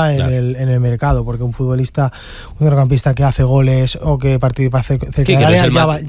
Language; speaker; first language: Spanish; native; Spanish